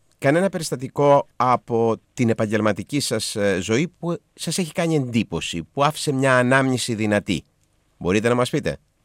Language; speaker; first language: Greek; native; Greek